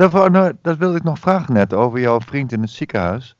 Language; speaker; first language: Dutch; native; Dutch